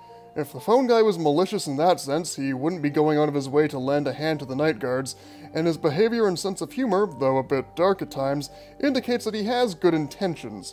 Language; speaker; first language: English; native; English